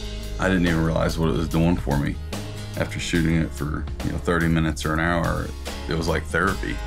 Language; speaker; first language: English; native; English